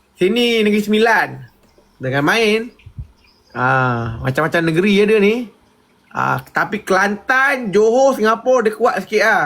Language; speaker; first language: Malay; native; Malay